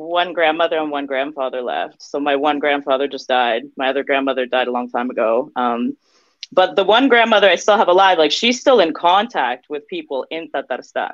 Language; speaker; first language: English; early bilingual, other home language; Russian